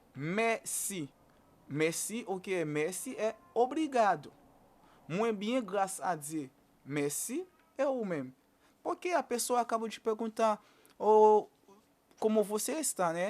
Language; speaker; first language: Portuguese; non-native, fluent; Haitian Creole